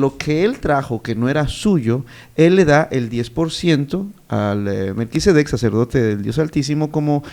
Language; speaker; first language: Spanish; native; Spanish